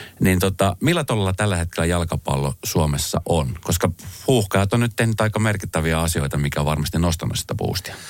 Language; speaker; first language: Finnish; native; Finnish